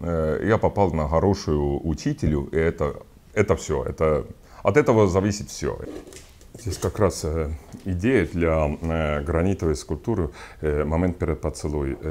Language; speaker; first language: Russian; non-native, local second language; Estonian